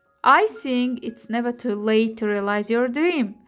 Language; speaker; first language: English; non-native, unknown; Azerbaijani